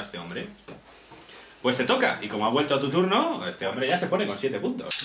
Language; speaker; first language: Spanish; native; Spanish